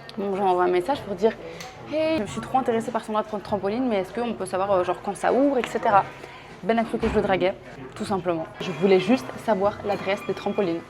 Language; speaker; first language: French; native; French